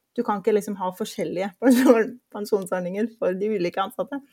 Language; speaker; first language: Norwegian; early bilingual, heritage; Norwegian